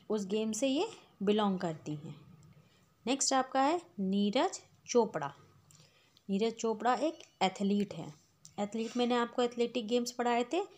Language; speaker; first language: Hindi; native; Hindi